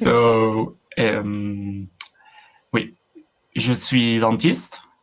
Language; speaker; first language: French; non-native, learner; Basque